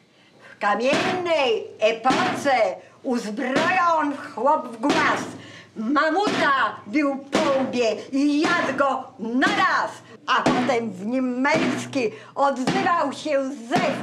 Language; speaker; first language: Polish; native; Polish